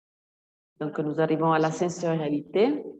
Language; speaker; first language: French; non-native, fluent; Italian